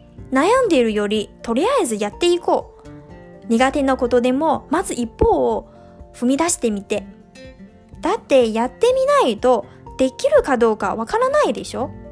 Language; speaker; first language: Japanese; non-native, fluent; Chinese